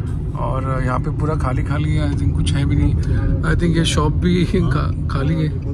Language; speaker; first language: Hindi; native; Hindi